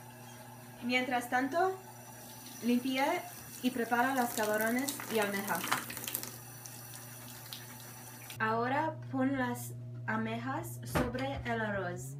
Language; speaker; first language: Spanish; non-native, learner; English